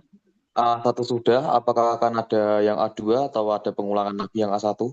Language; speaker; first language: Indonesian; native; Indonesian